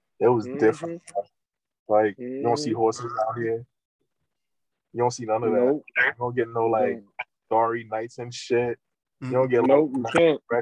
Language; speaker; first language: English; non-native, fluent; Haitian Creole